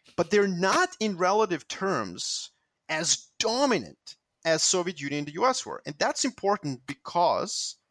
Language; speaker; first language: English; non-native, fluent; Serbian